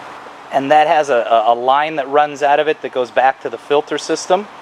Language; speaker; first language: English; native; English